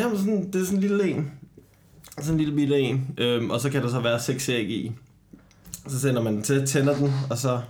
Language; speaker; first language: Danish; early bilingual, other home language; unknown